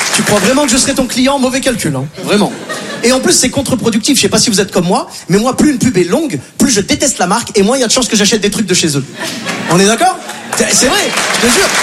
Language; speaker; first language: French; native; French